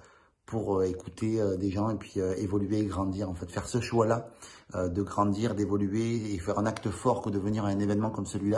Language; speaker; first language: French; native; French